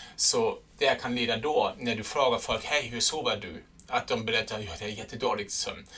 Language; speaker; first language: Swedish; non-native, fluent; German